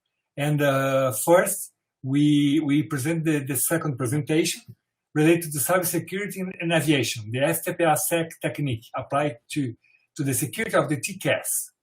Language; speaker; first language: English; non-native, fluent; Portuguese